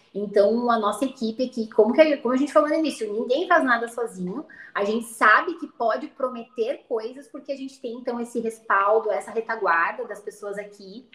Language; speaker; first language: Portuguese; native; Portuguese